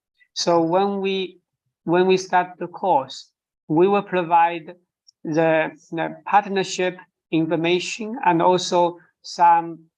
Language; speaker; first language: English; non-native, fluent; Chinese